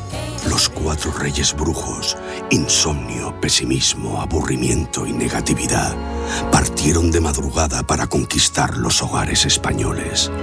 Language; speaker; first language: Spanish; native; Spanish